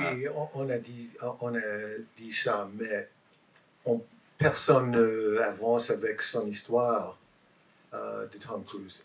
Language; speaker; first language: French; non-native, learner; English